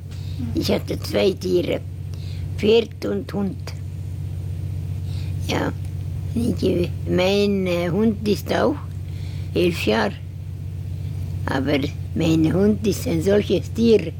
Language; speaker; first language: German; non-native, learner; Estonian